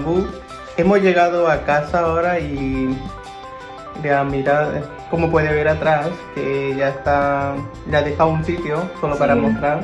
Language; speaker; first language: Spanish; non-native, learner; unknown